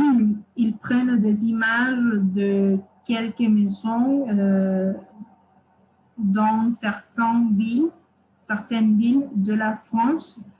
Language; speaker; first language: French; non-native, fluent; Spanish